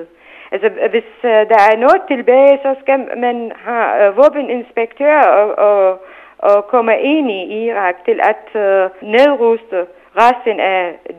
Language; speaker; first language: Danish; non-native, fluent; Arabic